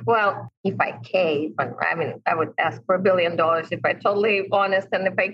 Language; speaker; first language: English; non-native, fluent; Ukrainian